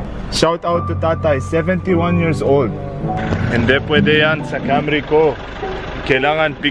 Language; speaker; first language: Filipino; non-native, learner; German